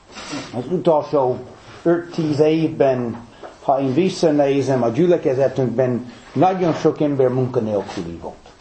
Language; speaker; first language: Hungarian; non-native, fluent; English